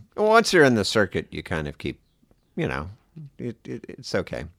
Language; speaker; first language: English; native; English